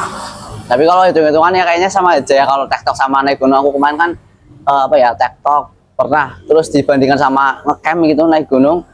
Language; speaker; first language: Indonesian; native; Indonesian